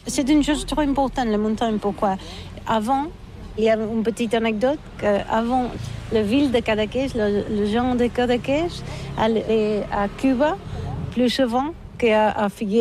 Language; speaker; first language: French; non-native, learner; Catalan